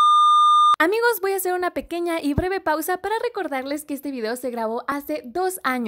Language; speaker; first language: Spanish; native; Spanish